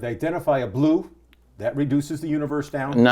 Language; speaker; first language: English; native; English